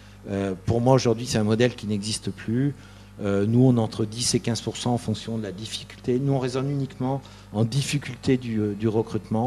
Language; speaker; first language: French; native; French